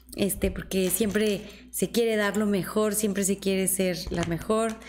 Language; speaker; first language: Spanish; native; Spanish